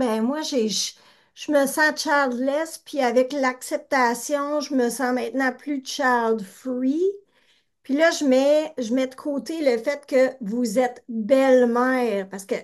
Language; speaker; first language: French; native; French